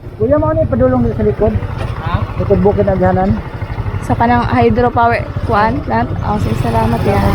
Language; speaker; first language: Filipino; non-native, local second language; Surigaonon